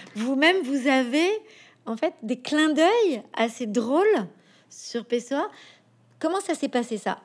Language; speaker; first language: French; native; French